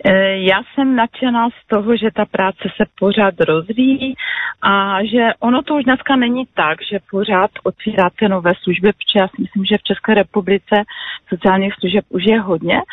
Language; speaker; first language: Czech; non-native, local second language; Polish